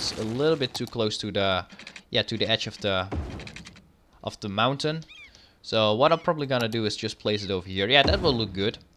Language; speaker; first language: English; non-native, fluent; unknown